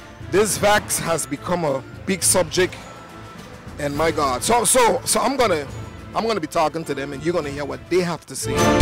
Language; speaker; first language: English; native; English